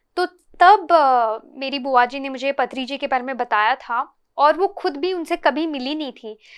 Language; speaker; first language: Hindi; non-native, local second language; Telugu